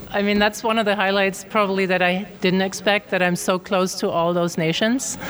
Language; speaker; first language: English; non-native, fluent; German